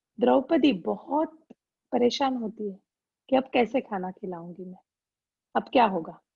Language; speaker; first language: Hindi; non-native, local second language; Gujarati